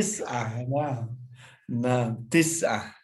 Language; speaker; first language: Arabic; non-native, fluent; Indonesian